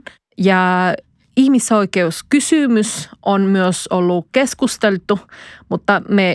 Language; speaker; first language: Finnish; non-native, fluent; Spanish